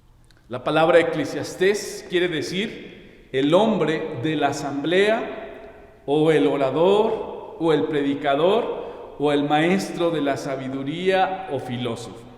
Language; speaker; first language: Spanish; native; Spanish